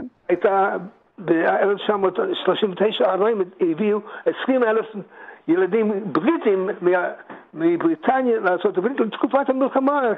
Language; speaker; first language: Hebrew; non-native, fluent; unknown